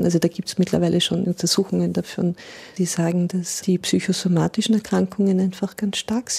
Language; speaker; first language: German; native; German